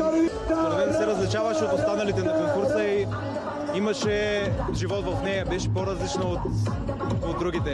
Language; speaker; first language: Bulgarian; native; Bulgarian